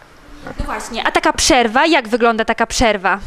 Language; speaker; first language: Polish; native; Polish